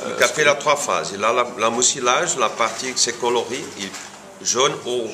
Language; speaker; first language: French; non-native, fluent; Portuguese